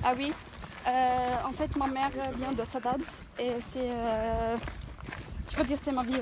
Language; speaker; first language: French; non-native, learner; Arabic